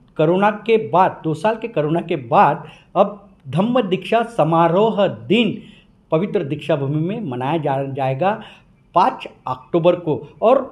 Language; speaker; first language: Hindi; non-native, local second language; Marathi